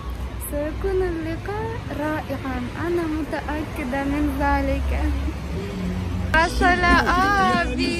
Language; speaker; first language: Arabic; non-native, fluent; Ukrainian